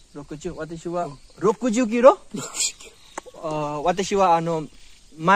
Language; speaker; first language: Japanese; non-native, learner; Nepali